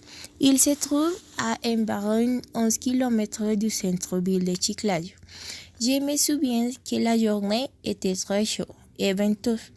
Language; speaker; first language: French; non-native, learner; Spanish